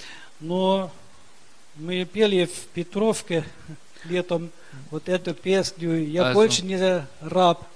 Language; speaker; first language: Russian; early bilingual, heritage; Russian